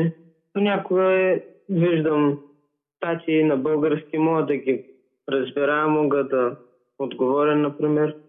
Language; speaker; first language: Bulgarian; early bilingual, heritage; Bulgarian